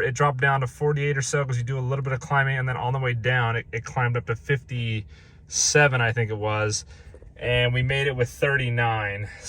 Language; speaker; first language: English; native; English